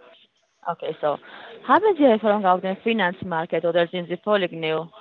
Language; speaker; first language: German; non-native, learner; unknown